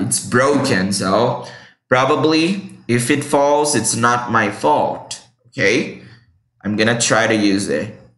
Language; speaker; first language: English; non-native, fluent; Portuguese